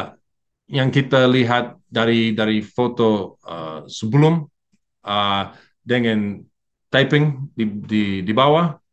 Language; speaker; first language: Indonesian; non-native, learner; English